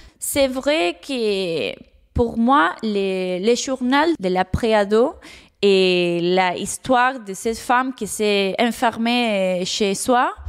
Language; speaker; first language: French; non-native, fluent; Spanish